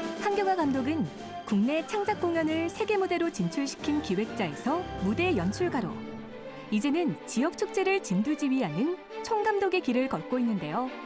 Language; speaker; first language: Korean; native; Korean